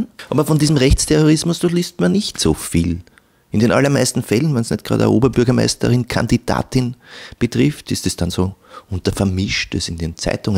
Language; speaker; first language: German; native; German